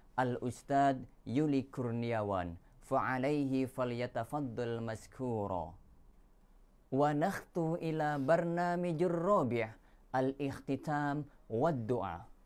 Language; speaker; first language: Arabic; non-native, learner; Indonesian